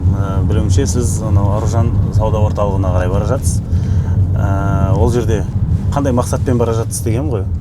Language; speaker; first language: Kazakh; native; Kazakh